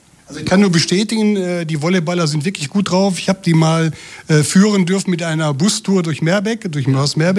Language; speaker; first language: German; native; German